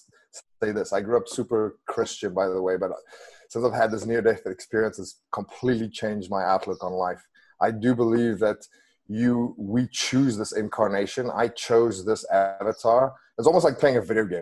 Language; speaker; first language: English; non-native, local second language; Afrikaans